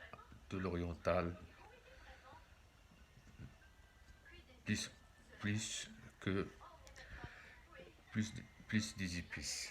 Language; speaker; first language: French; non-native, local second language; Arabic